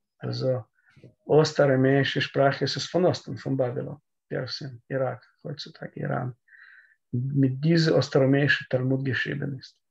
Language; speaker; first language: German; non-native, learner; Russian